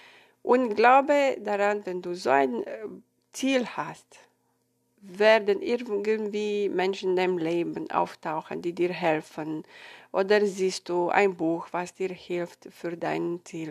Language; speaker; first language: German; non-native, fluent; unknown